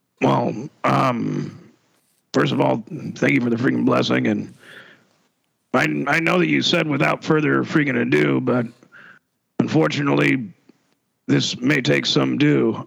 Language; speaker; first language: English; native; English